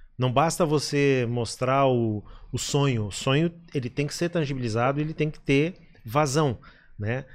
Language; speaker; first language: Portuguese; native; Portuguese